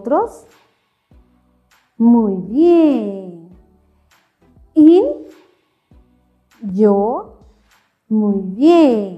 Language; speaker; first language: Spanish; non-native, local second language; Kʼicheʼ